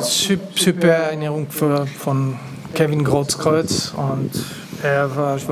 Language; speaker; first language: German; non-native, local second language; French